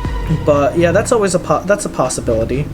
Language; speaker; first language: English; native; English